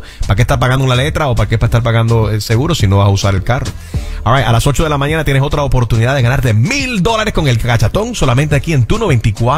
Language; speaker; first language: Spanish; native; Spanish